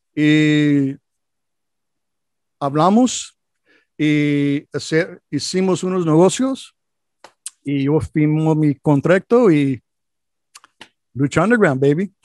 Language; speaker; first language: Spanish; non-native, learner; English